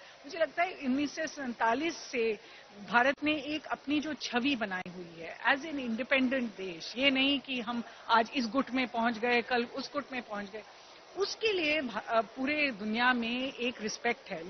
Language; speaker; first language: Hindi; native; Hindi